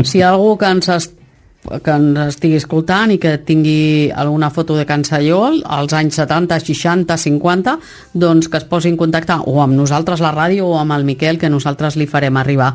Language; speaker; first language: Catalan; native; Catalan